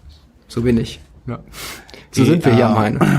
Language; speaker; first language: German; native; German